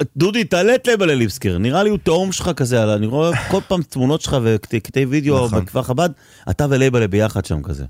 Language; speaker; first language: Hebrew; native; Hebrew